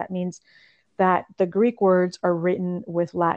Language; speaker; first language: English; early bilingual, other home language; Russian